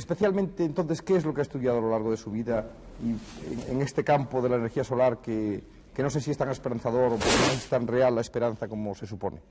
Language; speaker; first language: Spanish; native; Spanish